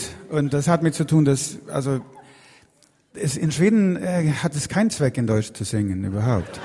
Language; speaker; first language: German; non-native, fluent; Swedish